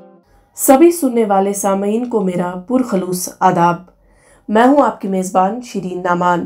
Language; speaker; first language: Hindi; non-native, local second language; Kashmiri